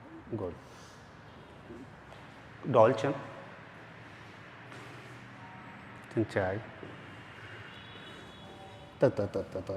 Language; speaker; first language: Vietnamese; non-native, learner; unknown